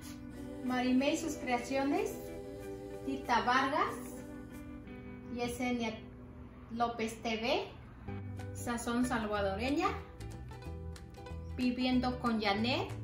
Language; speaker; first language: Spanish; native; Spanish